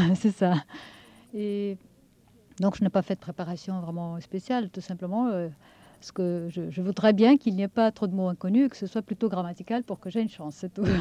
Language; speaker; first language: French; non-native, fluent; Portuguese